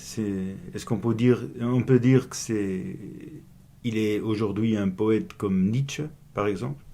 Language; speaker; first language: French; non-native, fluent; Portuguese